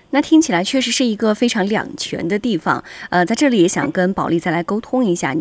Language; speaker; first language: Chinese; native; Chinese